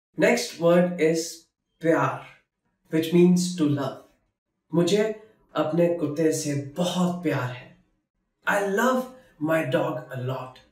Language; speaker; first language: Hindi; native; Hindi